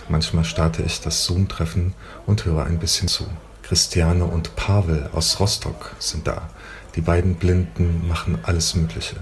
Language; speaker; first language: German; native; German